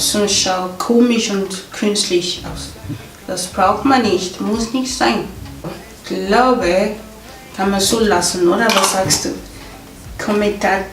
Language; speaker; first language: German; non-native, fluent; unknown